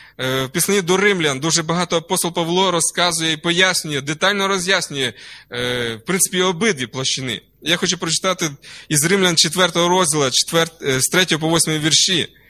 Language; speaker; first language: Ukrainian; non-native, local second language; Russian